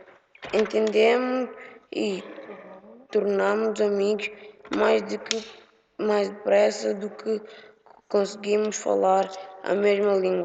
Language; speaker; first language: Portuguese; early bilingual, other home language; Upper Guinea Crioulo